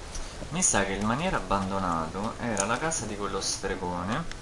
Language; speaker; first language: Italian; native; Italian